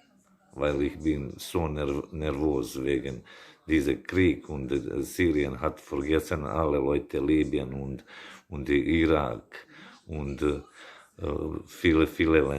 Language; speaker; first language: German; non-native, learner; Bosnian